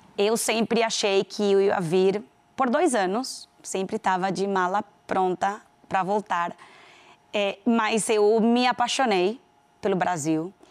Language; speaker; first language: Portuguese; non-native, fluent; Spanish